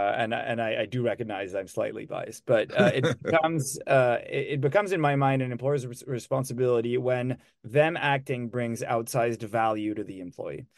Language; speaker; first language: English; non-native, fluent; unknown